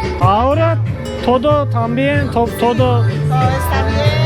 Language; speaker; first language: Spanish; non-native, learner; Turkish